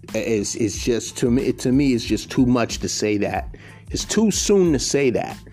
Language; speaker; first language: English; native; English